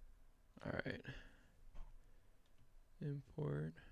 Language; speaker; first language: English; native; English